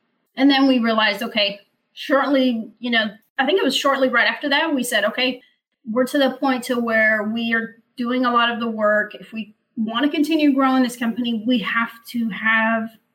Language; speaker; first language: English; early bilingual, other home language; Spanish